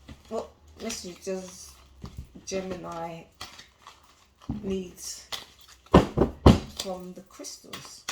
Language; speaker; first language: English; native; English